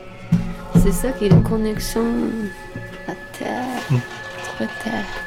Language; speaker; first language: French; non-native, learner; Japanese